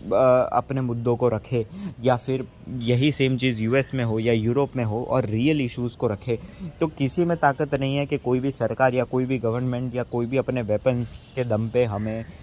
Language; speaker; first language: Hindi; native; Hindi